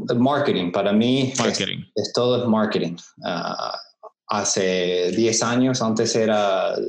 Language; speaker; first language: Spanish; early bilingual, heritage; Spanish